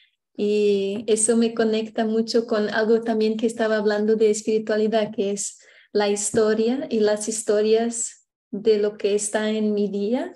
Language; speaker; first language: Spanish; non-native, fluent; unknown